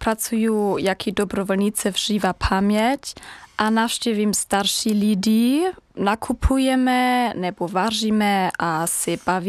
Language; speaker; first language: Czech; non-native, learner; German